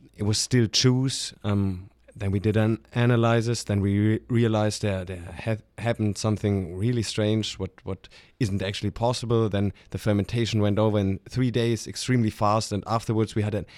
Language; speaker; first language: English; non-native, fluent; German